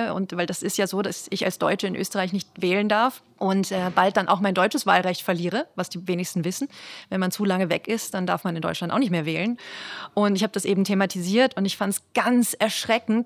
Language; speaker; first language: German; native; German